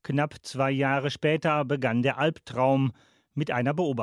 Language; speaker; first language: German; native; German